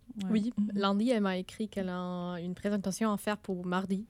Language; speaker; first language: French; non-native, fluent; German